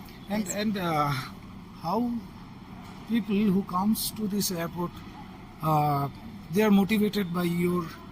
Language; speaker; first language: English; non-native, local second language; Bangla